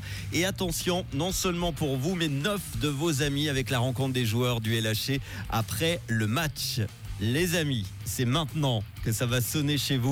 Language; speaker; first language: French; native; French